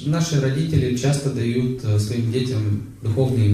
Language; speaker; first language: Russian; native; Russian